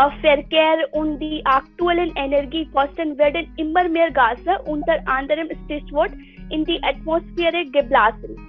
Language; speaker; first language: German; non-native, learner; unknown